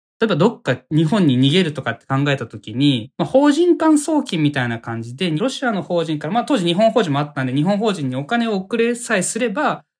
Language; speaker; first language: Japanese; native; Japanese